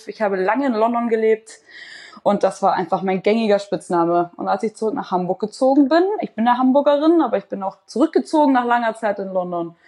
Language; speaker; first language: German; native; German